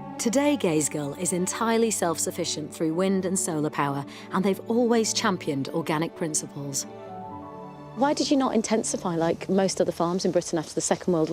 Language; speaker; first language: English; native; English